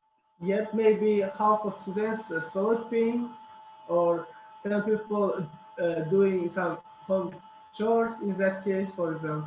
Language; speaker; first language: English; non-native, learner; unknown